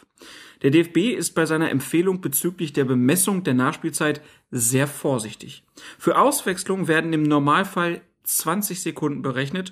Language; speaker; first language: German; native; German